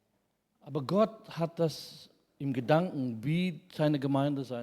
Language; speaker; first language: German; non-native, fluent; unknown